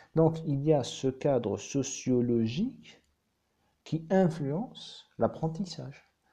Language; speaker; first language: French; non-native, local second language; Arabic